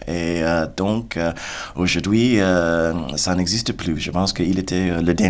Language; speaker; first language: French; non-native, fluent; English